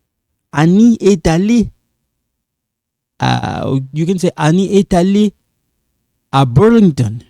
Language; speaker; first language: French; non-native, local second language; Lingala